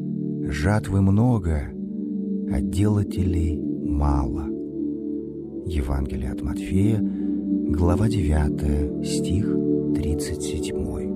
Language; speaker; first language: Russian; native; Russian